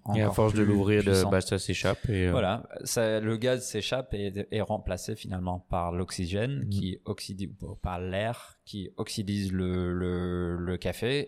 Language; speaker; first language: French; non-native, fluent; English